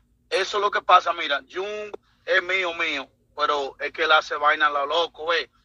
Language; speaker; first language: Spanish; early bilingual, heritage; Spanish